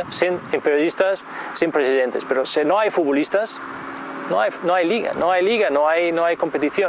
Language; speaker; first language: Spanish; non-native, fluent; Danish